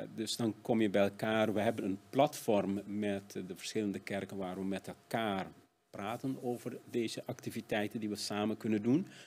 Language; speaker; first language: Dutch; non-native, local second language; Papiamento